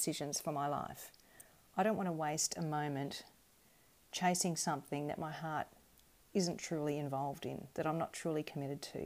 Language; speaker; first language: English; native; English